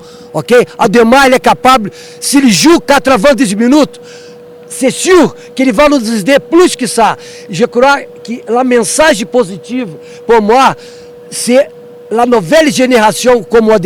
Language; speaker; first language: French; non-native, learner; Portuguese